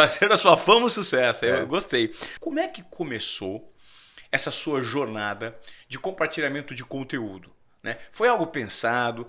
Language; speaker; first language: Portuguese; native; Portuguese